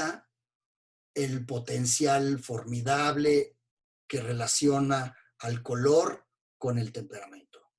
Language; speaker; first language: Spanish; native; Spanish